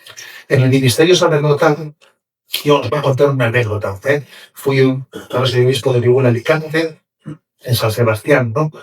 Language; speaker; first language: Spanish; native; Spanish